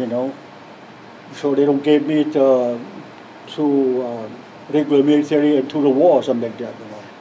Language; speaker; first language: English; non-native, learner; Lao